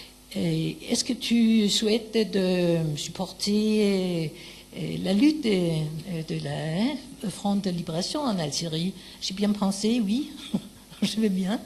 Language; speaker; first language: French; non-native, fluent; Danish